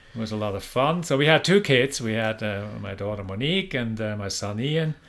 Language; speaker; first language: English; non-native, fluent; German